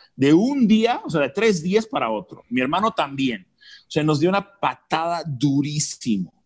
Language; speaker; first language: Spanish; early bilingual, other home language; English